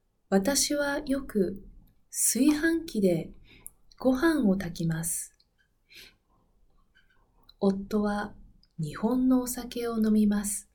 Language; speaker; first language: Japanese; non-native, learner; Spanish